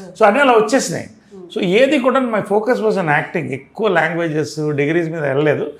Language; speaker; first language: Telugu; native; Telugu